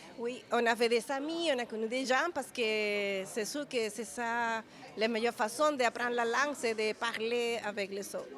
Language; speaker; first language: French; non-native, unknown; Spanish